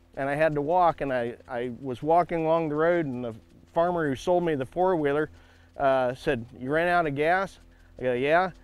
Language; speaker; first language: English; native; English